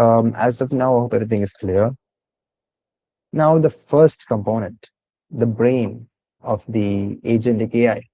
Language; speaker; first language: English; non-native, local second language; Malayalam